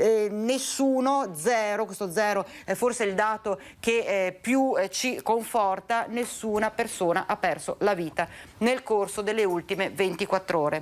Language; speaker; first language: Italian; native; Italian